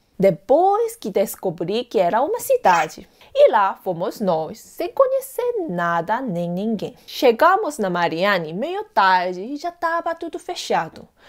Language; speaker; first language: Portuguese; non-native, fluent; Korean